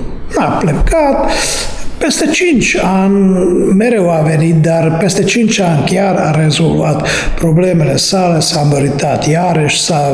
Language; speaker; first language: Romanian; non-native, fluent; Hungarian